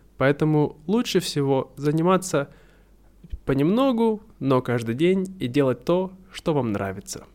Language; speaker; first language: Russian; native; Russian